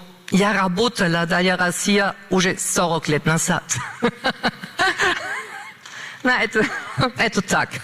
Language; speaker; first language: Russian; non-native, learner; German